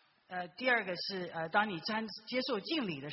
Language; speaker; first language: Chinese; native; Chinese